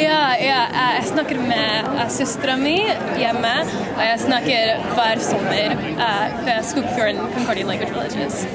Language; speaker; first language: Norwegian; non-native, learner; English